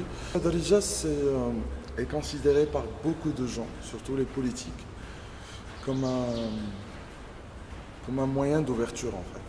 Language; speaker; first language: French; non-native, local second language; Arabic